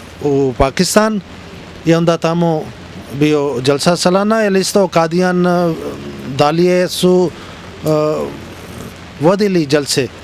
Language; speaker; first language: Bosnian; non-native, learner; Urdu